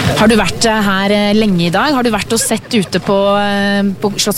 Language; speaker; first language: Norwegian; native; Norwegian